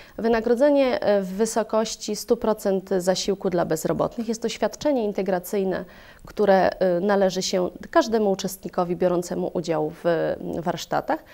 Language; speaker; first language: Polish; native; Polish